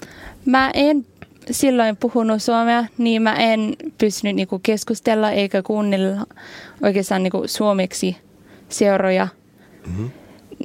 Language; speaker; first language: Finnish; non-native, learner; English